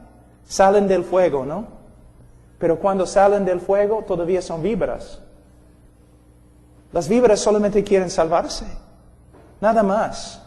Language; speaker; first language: Spanish; non-native, fluent; English